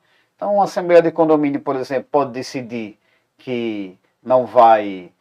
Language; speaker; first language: Portuguese; native; Portuguese